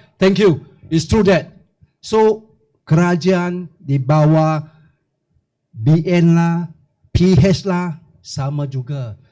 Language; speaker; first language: Malay; non-native, local second language; Chinese